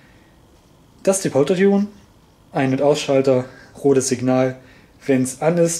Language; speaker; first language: German; native; German